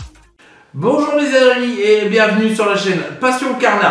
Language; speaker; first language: French; native; French